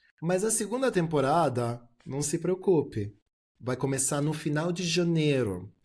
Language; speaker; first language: Portuguese; early bilingual, heritage; Portuguese